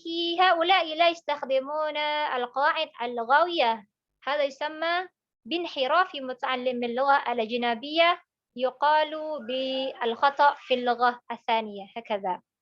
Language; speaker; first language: Arabic; non-native, learner; Indonesian